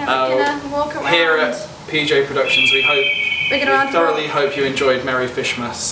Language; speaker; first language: English; native; English